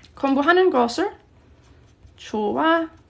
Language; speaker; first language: Korean; non-native, fluent; English